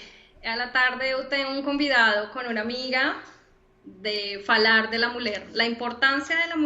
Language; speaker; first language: Portuguese; non-native, learner; Spanish